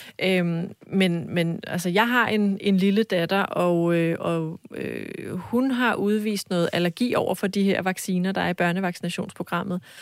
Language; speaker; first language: Danish; early bilingual, other home language; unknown